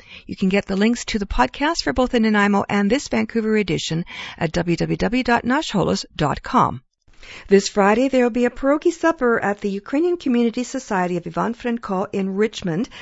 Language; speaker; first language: English; native; English